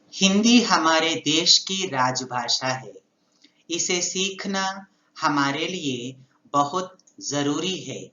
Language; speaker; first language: Hindi; non-native, local second language; Telugu